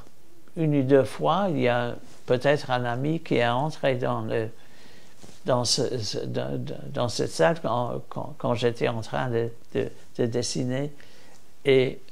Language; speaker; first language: French; non-native, fluent; English